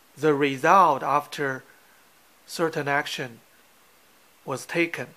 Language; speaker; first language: English; non-native, fluent; Chinese